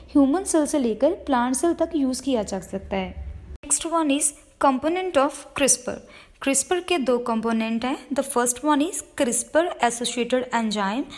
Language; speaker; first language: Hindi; non-native, local second language; Punjabi